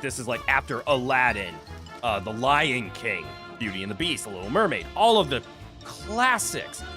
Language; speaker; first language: English; native; English